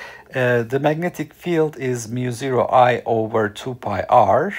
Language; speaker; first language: English; non-native, fluent; Turkish